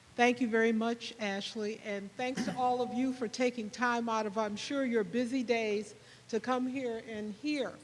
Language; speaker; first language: English; native; English